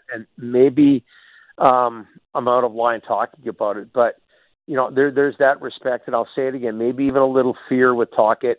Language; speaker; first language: English; native; English